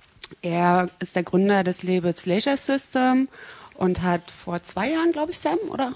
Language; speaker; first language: German; native; German